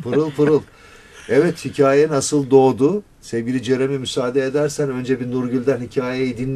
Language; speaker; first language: Turkish; native; Turkish